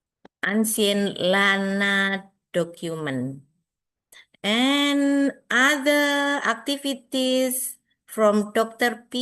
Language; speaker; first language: English; non-native, fluent; Indonesian